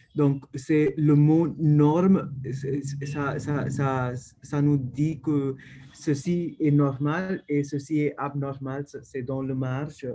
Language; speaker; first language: French; non-native, learner; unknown